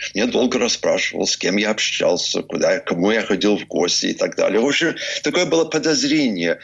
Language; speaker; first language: Russian; early bilingual, heritage; Russian